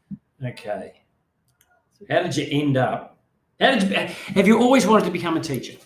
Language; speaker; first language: English; native; English